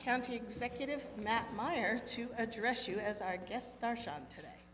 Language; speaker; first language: English; native; English